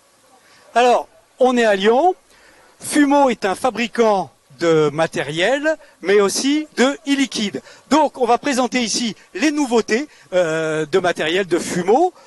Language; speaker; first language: French; native; French